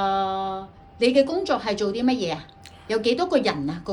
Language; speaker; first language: Chinese; native; Chinese